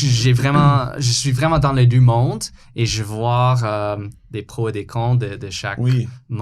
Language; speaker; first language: French; non-native, fluent; English